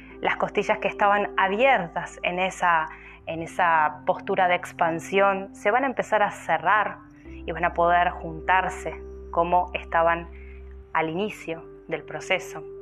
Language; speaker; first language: Spanish; native; Spanish